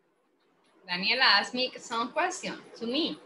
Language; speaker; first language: English; non-native, fluent; Spanish